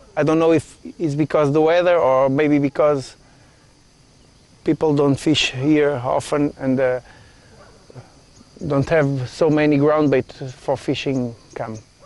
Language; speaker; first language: English; non-native, fluent; Portuguese